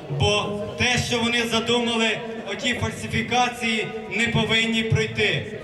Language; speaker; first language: Ukrainian; native; Ukrainian